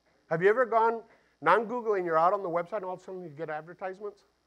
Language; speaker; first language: English; early bilingual, other home language; Spanish